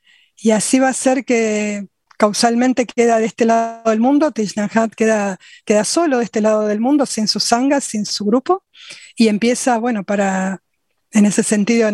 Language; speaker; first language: Spanish; native; Spanish